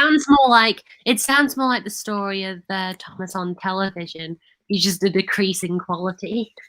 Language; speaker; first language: English; native; English